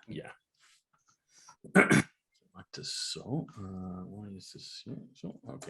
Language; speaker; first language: German; non-native, learner; English